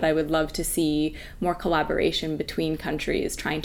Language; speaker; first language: English; native; English